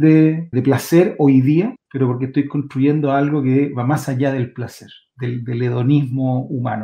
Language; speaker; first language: Spanish; native; Spanish